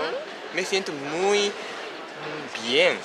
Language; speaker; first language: Spanish; non-native, learner; Japanese